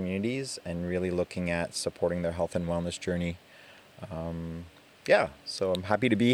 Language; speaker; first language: English; non-native, fluent; French